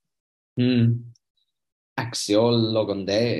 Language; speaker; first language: Greek; non-native, learner; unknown